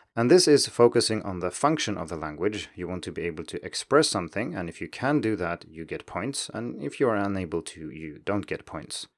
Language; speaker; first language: English; non-native, fluent; Swedish